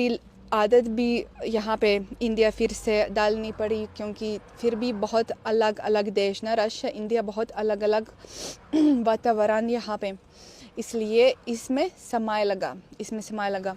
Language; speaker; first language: Hindi; non-native, learner; Russian